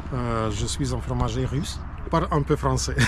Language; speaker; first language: French; non-native, learner; Russian